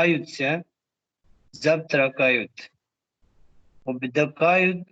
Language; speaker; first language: Russian; non-native, learner; Hindi